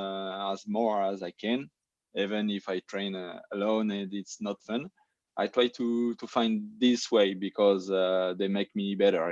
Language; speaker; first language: English; non-native, learner; French